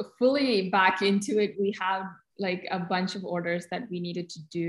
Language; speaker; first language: English; non-native, local second language; Malayalam